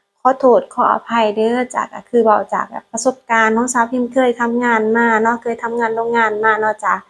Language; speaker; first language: Thai; non-native, learner; Lao